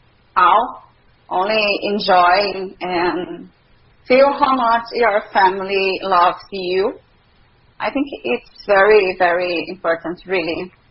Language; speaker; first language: English; non-native, learner; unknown